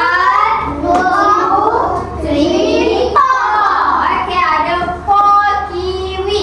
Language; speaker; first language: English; non-native, local second language; Malay